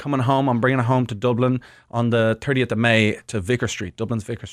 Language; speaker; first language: English; native; English